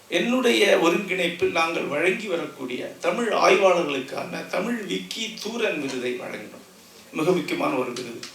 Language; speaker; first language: Tamil; non-native, local second language; Malayalam